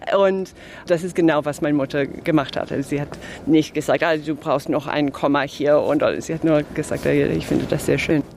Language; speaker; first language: German; non-native, fluent; English